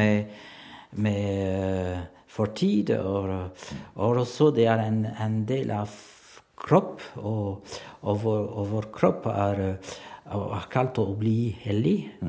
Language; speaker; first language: Norwegian; non-native, learner; French